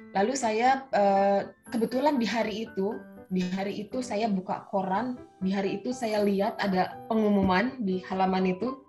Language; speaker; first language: Indonesian; early bilingual, heritage; Indonesian